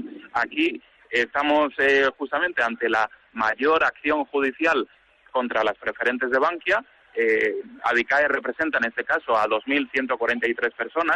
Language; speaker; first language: Spanish; native; Spanish